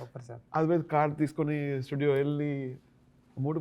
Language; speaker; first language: Telugu; non-native, learner; Tamil